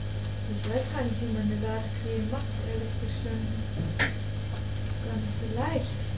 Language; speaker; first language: German; native; German